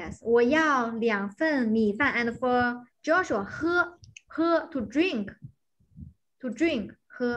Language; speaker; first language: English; non-native, fluent; Chinese